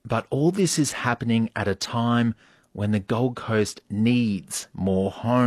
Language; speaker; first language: English; native; English